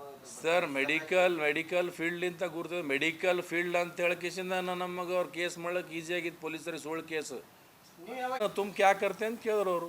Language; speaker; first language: Kannada; native; Kannada